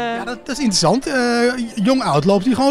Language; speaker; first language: Dutch; native; Dutch